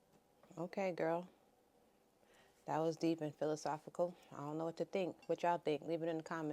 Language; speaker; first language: English; native; English